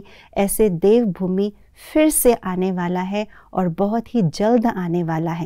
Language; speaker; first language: Hindi; native; Hindi